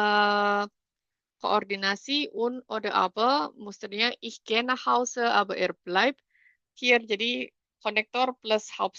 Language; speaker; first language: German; non-native, fluent; Indonesian